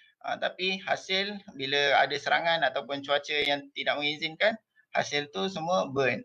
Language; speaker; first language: Malay; native; Malay